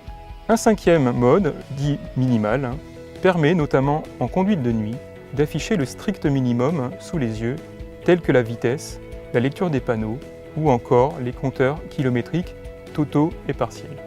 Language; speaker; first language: French; native; French